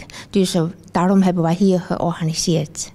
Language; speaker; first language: Dutch; non-native, fluent; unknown